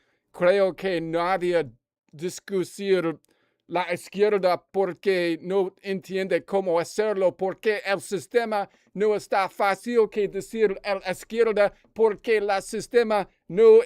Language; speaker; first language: Spanish; non-native, learner; English